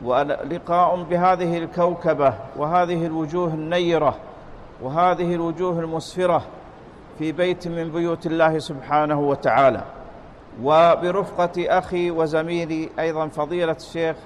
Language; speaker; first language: Arabic; native; Arabic